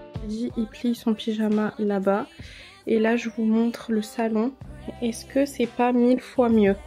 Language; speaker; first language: French; native; French